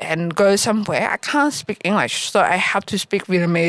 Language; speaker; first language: English; non-native, learner; Vietnamese